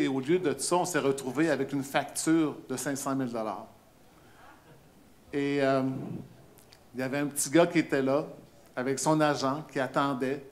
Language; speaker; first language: French; native; French